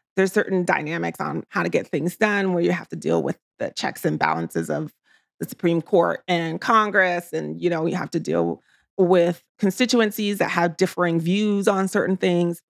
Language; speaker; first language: English; native; English